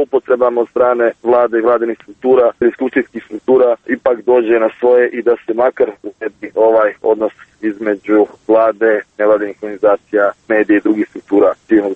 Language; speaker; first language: Serbian; native; Serbian